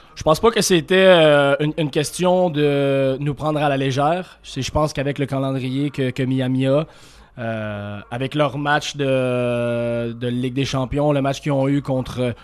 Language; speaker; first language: French; native; French